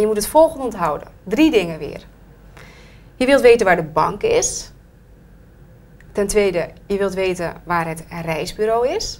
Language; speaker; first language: Dutch; native; Dutch